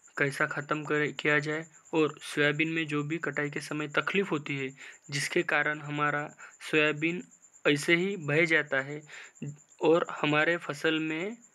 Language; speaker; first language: Hindi; non-native, local second language; Marathi